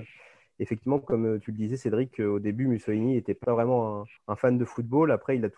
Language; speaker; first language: French; native; French